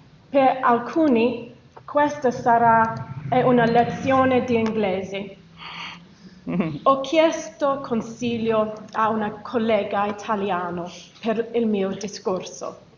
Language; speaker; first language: Italian; non-native, learner; English